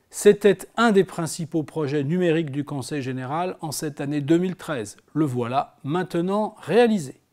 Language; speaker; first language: French; native; French